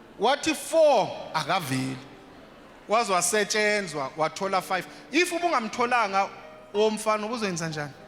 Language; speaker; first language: Zulu; native; Zulu